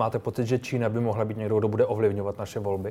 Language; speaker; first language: Czech; native; Czech